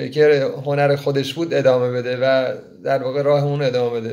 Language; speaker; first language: Persian; native; Persian